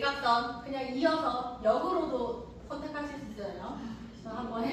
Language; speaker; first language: Korean; native; Korean